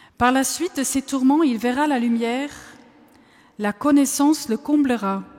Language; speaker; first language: French; non-native, fluent; German